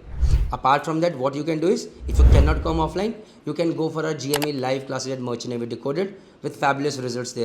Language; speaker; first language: English; non-native, local second language; Hindi